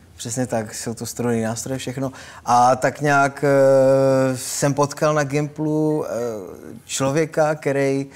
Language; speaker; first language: Czech; native; Czech